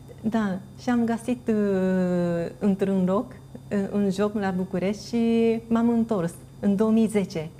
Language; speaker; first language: Romanian; non-native, fluent; Japanese